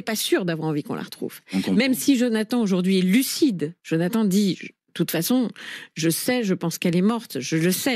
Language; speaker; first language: French; native; French